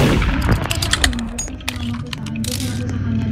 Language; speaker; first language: Filipino; native; Filipino